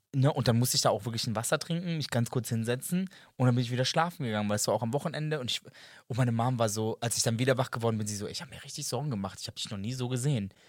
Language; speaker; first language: German; non-native, fluent; Serbian